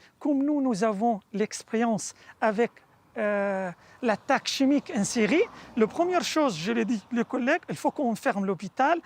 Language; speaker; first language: French; non-native, fluent; Arabic